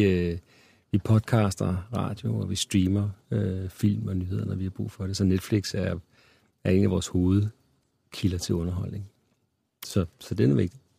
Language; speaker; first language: Danish; native; Danish